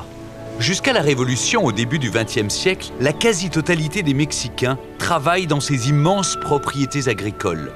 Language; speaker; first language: French; native; French